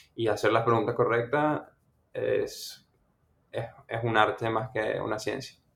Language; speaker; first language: Spanish; native; Spanish